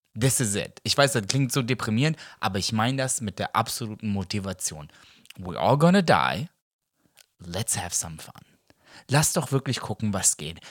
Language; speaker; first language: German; early bilingual, other home language; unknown